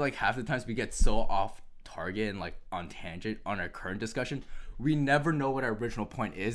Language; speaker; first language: English; native; English